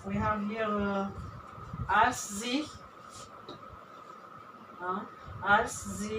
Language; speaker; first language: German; non-native, fluent; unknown